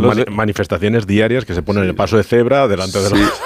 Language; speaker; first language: Spanish; native; Spanish